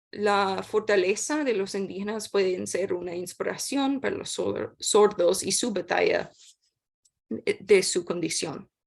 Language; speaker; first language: Spanish; non-native, learner; English